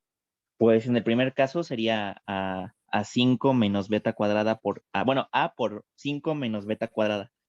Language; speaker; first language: Spanish; native; Spanish